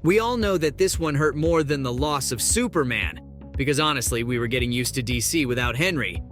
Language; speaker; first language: English; native; English